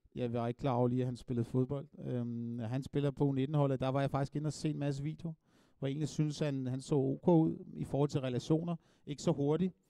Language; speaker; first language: Danish; native; Danish